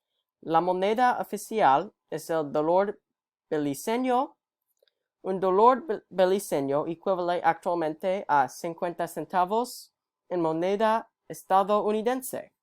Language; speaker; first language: Spanish; non-native, learner; English